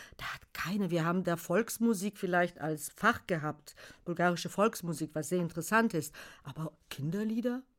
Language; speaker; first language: German; non-native, fluent; Bulgarian